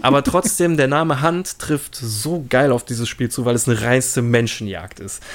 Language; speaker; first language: German; native; German